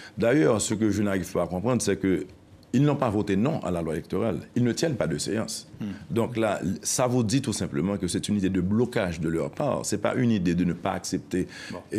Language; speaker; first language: French; non-native, local second language; Haitian Creole